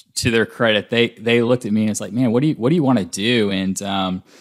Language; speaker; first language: English; native; English